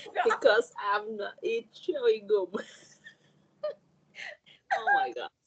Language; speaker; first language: English; non-native, learner; Thai